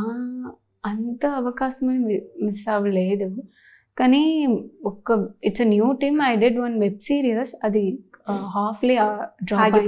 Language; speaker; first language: Telugu; non-native, learner; Tamil